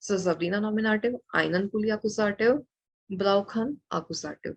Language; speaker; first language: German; non-native, learner; Malayalam